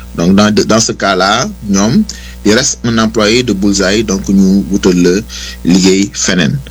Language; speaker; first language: French; non-native, local second language; Wolof